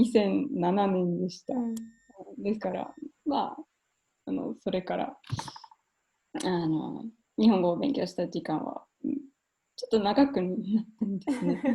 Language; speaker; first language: Japanese; non-native, fluent; German